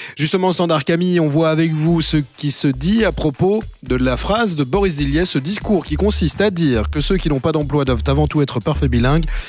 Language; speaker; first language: French; native; French